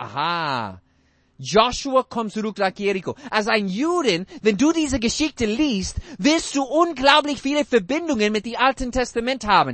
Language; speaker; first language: German; non-native, fluent; English